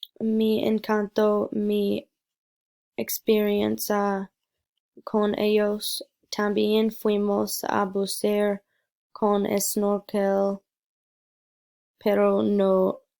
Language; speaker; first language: Spanish; non-native, learner; English